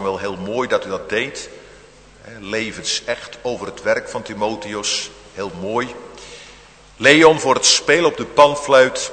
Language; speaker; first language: Dutch; native; Dutch